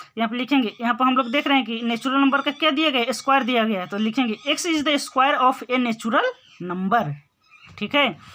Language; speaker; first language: Hindi; native; Hindi